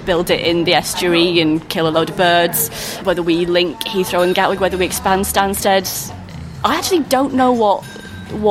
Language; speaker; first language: English; native; English